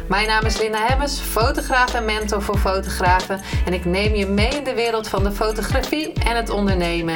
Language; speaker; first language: Dutch; native; Dutch